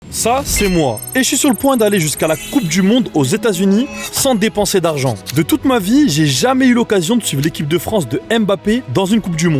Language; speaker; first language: French; native; French